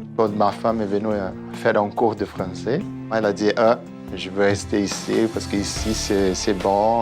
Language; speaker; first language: French; non-native, learner; Portuguese